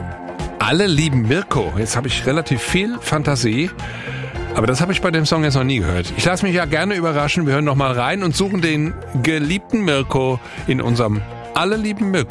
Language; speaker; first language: German; native; German